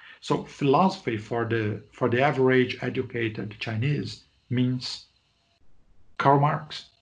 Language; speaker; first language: English; non-native, fluent; Portuguese